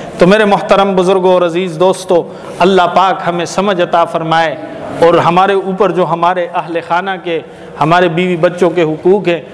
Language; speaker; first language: Urdu; native; Urdu